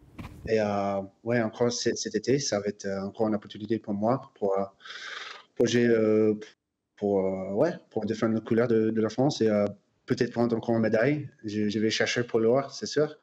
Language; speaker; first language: French; non-native, fluent; English